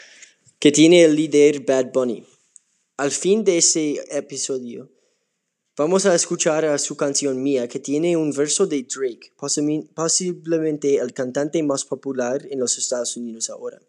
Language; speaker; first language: Spanish; non-native, learner; English